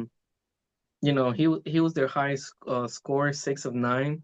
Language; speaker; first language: English; native; English